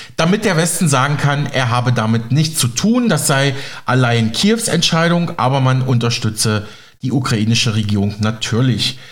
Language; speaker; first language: German; native; German